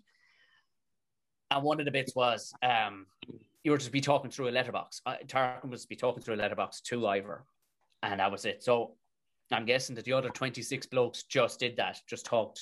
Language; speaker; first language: English; native; English